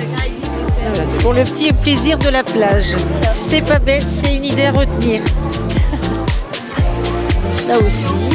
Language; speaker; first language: French; native; French